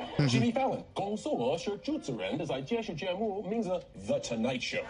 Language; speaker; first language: Chinese; non-native, learner; English